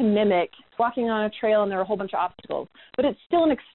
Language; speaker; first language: English; native; English